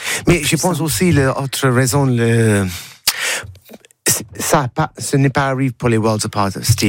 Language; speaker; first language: French; non-native, learner; English